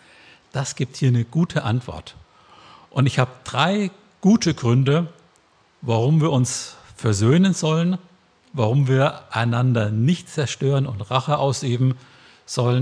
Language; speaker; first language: German; native; German